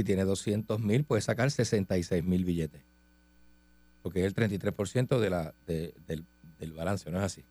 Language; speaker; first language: Spanish; native; Spanish